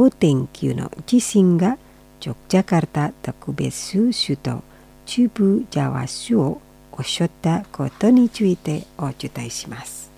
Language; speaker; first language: Japanese; non-native, fluent; Indonesian